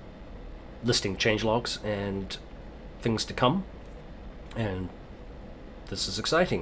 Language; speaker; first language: English; native; English